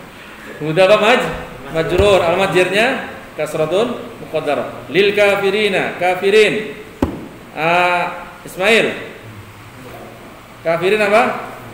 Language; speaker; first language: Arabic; non-native, fluent; Indonesian